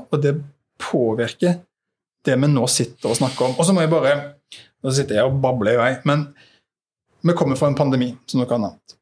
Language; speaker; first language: Norwegian; native; Norwegian